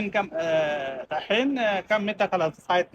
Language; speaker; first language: Arabic; non-native, learner; Bangla